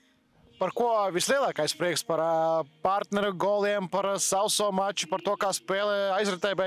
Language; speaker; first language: Latvian; native; Latvian